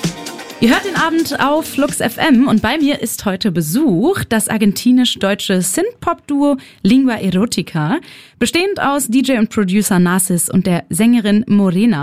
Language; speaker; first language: German; native; German